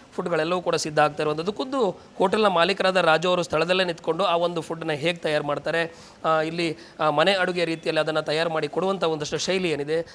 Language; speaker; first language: Kannada; native; Kannada